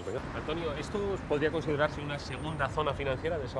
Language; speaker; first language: Spanish; native; Spanish